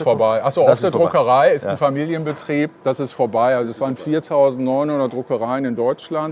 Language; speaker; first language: German; native; German